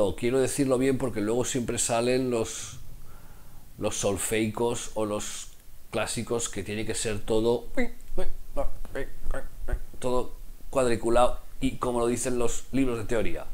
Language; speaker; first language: Spanish; native; Spanish